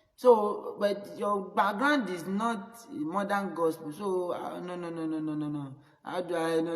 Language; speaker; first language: English; non-native, local second language; Yoruba